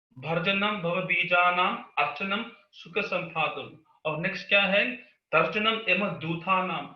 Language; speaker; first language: Hindi; non-native, local second language; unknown